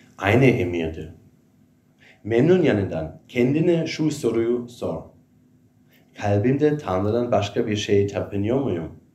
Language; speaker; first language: Turkish; non-native, fluent; German